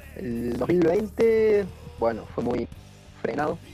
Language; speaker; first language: Spanish; native; Spanish